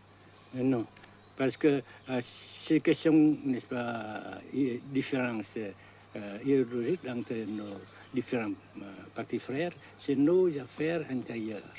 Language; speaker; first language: French; non-native, local second language; Vietnamese